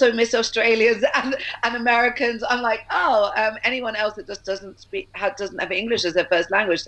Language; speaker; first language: English; native; English